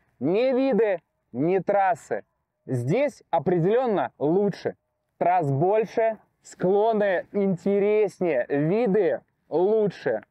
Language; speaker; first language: Russian; native; Russian